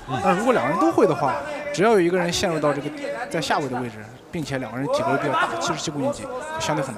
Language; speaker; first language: Chinese; native; Chinese